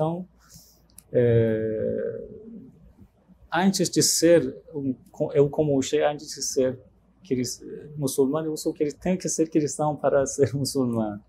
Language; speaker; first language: Portuguese; non-native, learner; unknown